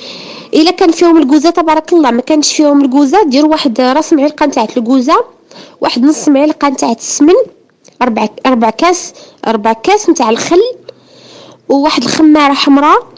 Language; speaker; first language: Arabic; native; Arabic